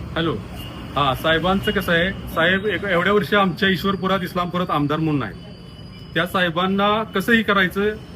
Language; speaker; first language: Marathi; native; Marathi